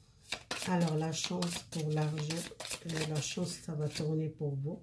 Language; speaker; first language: French; non-native, fluent; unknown